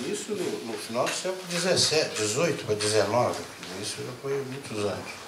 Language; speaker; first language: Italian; non-native, learner; Portuguese